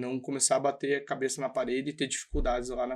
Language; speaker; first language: Portuguese; native; Portuguese